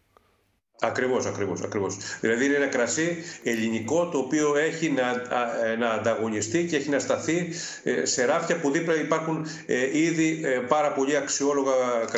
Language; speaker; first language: Greek; native; Greek